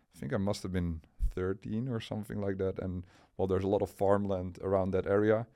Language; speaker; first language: English; non-native, fluent; Dutch